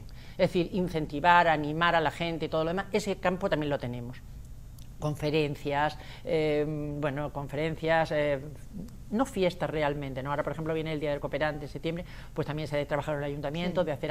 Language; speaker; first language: Spanish; native; Spanish